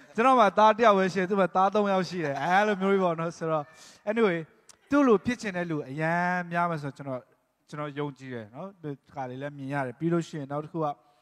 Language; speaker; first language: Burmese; non-native, local second language; Tedim Chin